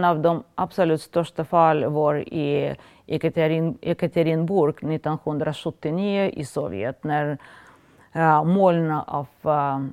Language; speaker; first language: Swedish; non-native, fluent; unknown